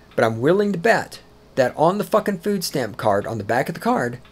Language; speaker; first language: English; native; English